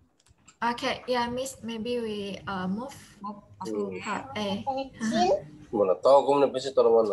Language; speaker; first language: English; non-native, fluent; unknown